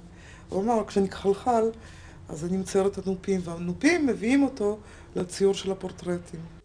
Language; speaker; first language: Hebrew; native; Hebrew